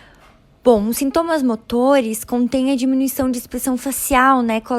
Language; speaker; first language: Portuguese; native; Portuguese